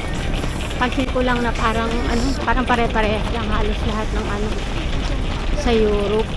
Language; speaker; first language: Filipino; native; Filipino